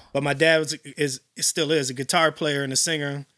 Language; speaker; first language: English; native; English